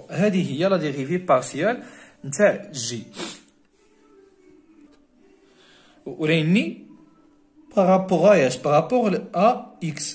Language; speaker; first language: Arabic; native; Arabic